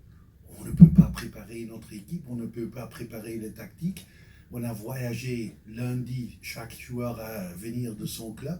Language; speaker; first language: French; non-native, fluent; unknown